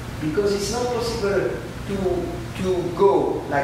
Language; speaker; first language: English; non-native, learner; French